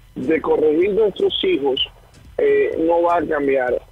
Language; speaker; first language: Spanish; native; Spanish